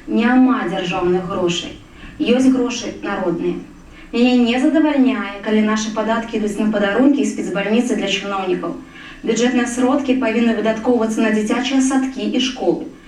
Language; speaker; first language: Belarusian; non-native, local second language; Russian